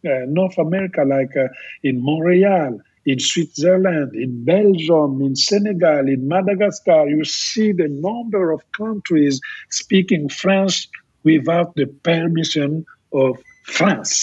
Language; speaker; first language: English; non-native, fluent; French